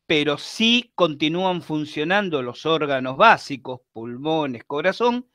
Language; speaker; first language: Spanish; native; Spanish